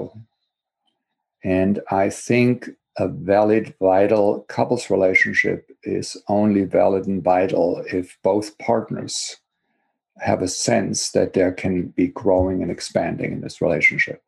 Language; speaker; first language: English; non-native, fluent; German